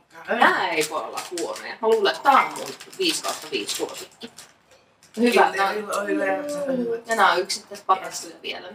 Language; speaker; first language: Finnish; native; Finnish